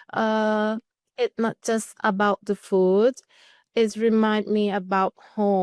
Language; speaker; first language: English; non-native, learner; Thai